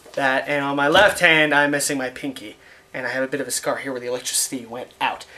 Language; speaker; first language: English; native; English